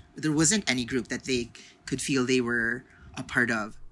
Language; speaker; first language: English; non-native, local second language; Filipino